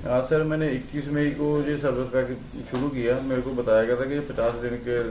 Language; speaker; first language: Hindi; non-native, local second language; Punjabi